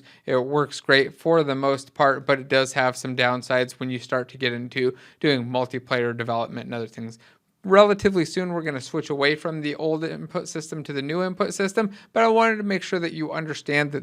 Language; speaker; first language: English; native; English